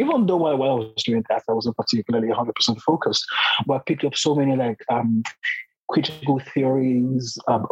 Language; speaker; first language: English; non-native, local second language; Yoruba